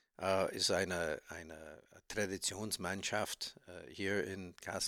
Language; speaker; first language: German; non-native, learner; English